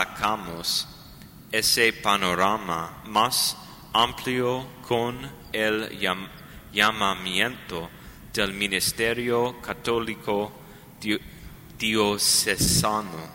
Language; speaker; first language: Spanish; non-native, learner; English